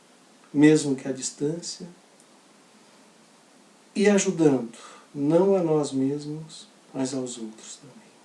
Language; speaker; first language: Portuguese; native; Portuguese